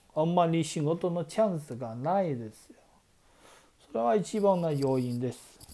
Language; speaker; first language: Japanese; non-native, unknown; Chinese